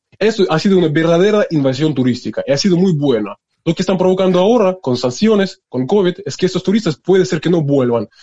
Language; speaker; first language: Spanish; non-native, fluent; Russian